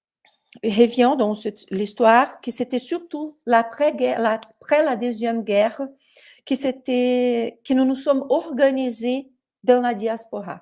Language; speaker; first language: French; non-native, fluent; Portuguese